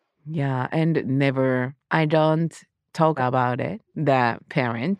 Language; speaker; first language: English; non-native, learner; Japanese